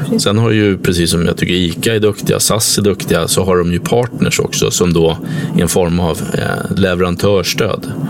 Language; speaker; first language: Swedish; native; Swedish